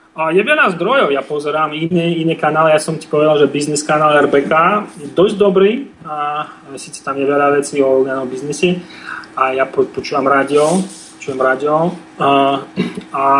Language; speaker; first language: Slovak; non-native, fluent; Russian